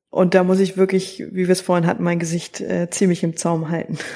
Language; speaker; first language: German; native; German